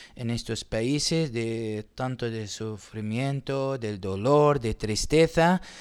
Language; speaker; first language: Spanish; non-native, learner; Arabic